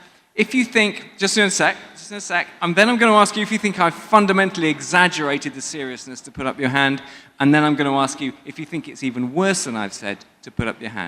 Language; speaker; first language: English; native; English